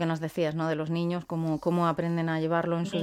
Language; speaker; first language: Spanish; native; Spanish